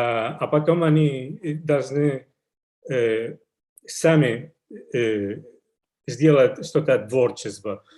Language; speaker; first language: Russian; non-native, learner; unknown